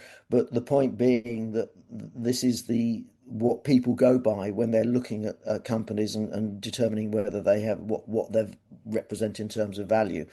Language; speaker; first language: English; native; English